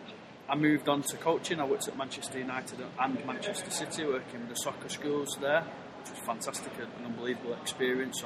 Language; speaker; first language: English; native; English